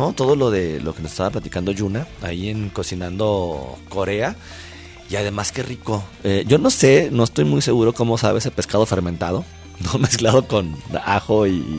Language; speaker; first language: Spanish; native; Spanish